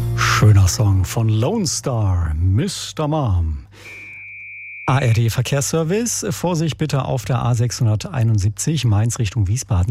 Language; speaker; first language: German; native; German